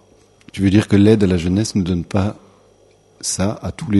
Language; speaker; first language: French; native; French